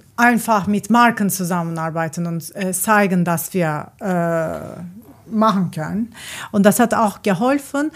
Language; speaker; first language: German; non-native, learner; Turkish